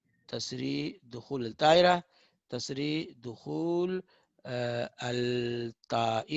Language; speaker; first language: Arabic; non-native, fluent; Hindi